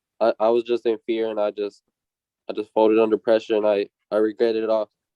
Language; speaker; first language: English; native; English